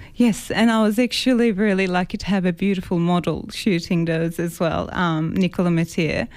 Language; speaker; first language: English; non-native, fluent; Greek